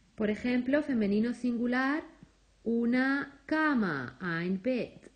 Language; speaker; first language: German; non-native, fluent; Spanish